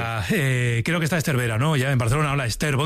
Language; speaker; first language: Spanish; native; Spanish